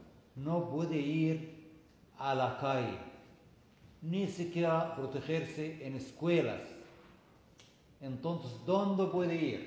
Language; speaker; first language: Spanish; non-native, fluent; Arabic